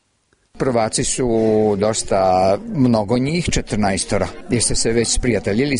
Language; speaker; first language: Serbian; native; Serbian